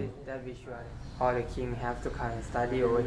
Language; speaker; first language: English; non-native, learner; Thai